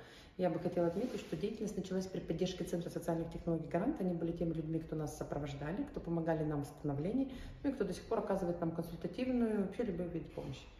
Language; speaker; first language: Russian; native; Russian